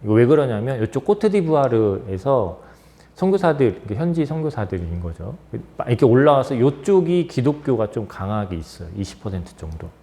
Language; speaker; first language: Korean; native; Korean